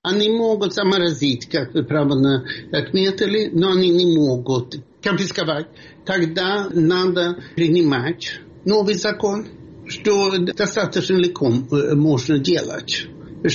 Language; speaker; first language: Russian; non-native, fluent; Swedish